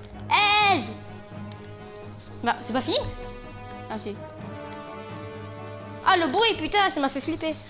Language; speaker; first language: French; native; French